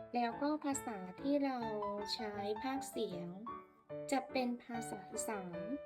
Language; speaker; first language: Thai; non-native, local second language; Northeastern Thai